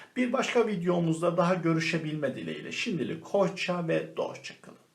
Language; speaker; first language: Turkish; native; Turkish